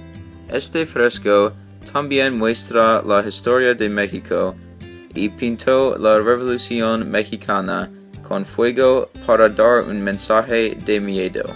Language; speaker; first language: Spanish; non-native, learner; English